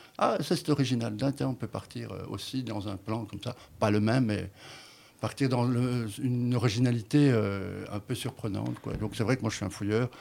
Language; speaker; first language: French; native; French